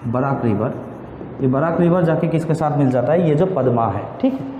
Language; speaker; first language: Hindi; non-native, local second language; Assamese